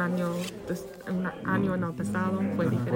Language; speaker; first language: Spanish; non-native, fluent; English